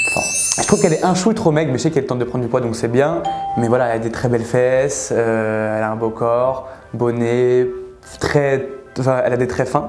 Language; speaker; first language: French; native; French